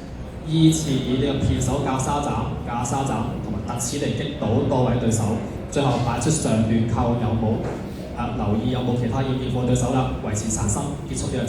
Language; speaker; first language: Cantonese; native; Cantonese